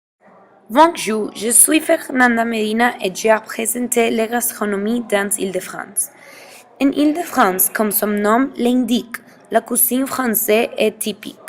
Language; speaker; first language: French; non-native, learner; Spanish